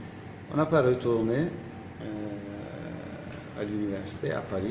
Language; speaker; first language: French; non-native, fluent; Turkish